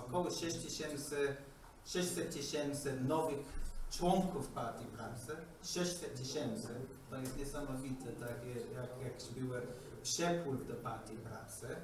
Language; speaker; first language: Polish; non-native, learner; English